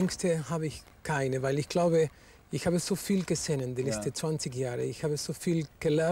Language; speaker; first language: German; non-native, fluent; Spanish